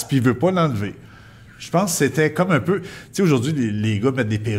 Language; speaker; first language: French; native; French